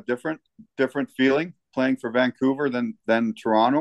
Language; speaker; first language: English; native; English